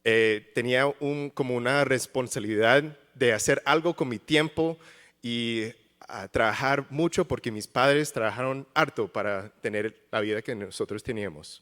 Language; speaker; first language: Spanish; early bilingual, heritage; English